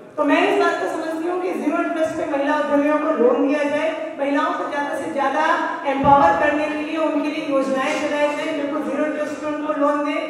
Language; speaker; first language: Hindi; native; Hindi